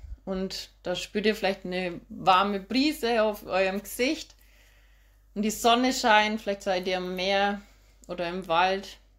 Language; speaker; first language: German; native; German